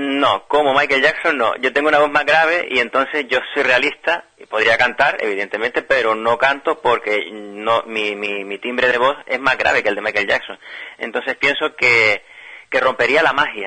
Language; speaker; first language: Spanish; native; Spanish